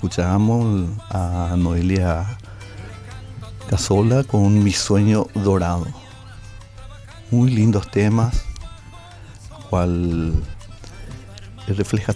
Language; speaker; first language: Spanish; non-native, local second language; Guarani